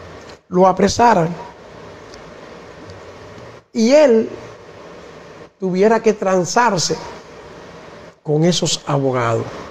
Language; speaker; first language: Spanish; native; Spanish